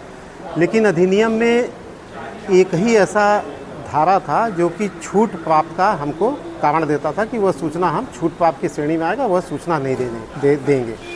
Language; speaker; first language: Hindi; native; Hindi